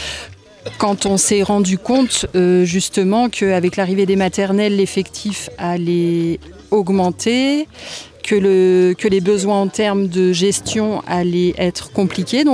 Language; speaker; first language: French; native; French